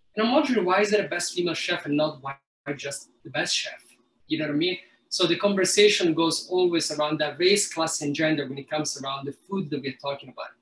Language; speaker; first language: English; early bilingual, other home language; Somali